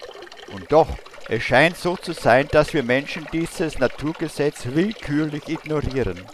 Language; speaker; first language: German; native; German